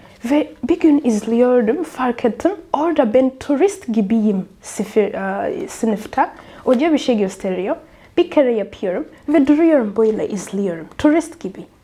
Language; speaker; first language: Turkish; non-native, fluent; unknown